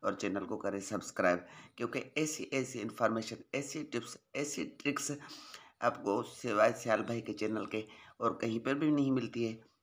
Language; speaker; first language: Hindi; non-native, local second language; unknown